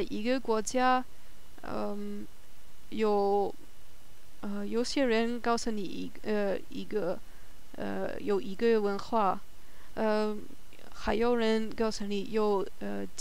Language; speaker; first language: Chinese; non-native, learner; German